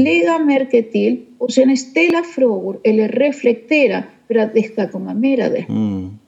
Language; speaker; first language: Swedish; non-native, fluent; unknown